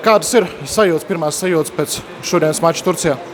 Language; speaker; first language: Latvian; native; Latvian